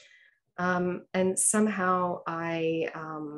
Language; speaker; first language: English; native; English